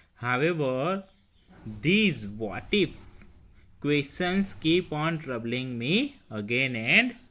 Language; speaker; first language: English; non-native, local second language; Hindi